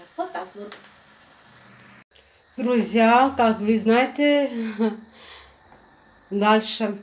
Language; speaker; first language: Russian; non-native, fluent; Armenian